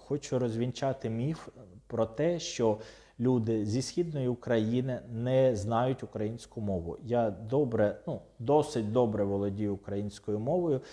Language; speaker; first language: Ukrainian; non-native, local second language; Russian